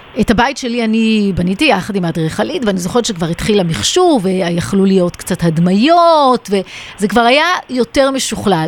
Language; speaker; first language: Hebrew; native; Hebrew